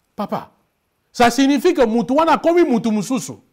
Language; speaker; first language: French; non-native, local second language; Lingala